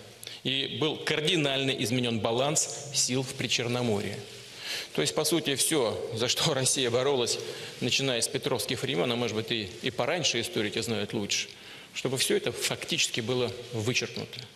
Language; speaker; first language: Russian; native; Russian